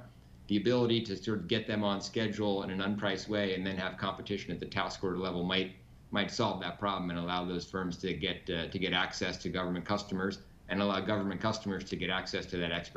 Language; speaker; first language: English; native; English